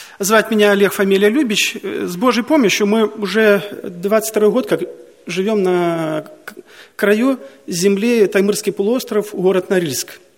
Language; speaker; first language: Russian; native; Russian